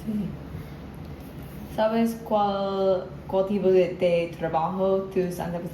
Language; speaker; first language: Spanish; non-native, learner; English